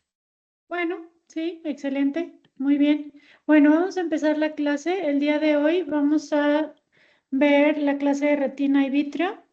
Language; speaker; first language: Spanish; native; Spanish